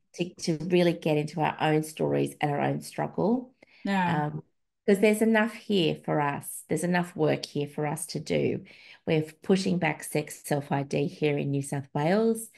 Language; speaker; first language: English; native; English